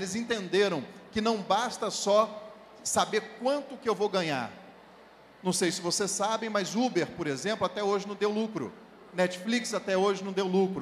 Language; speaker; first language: Portuguese; native; Portuguese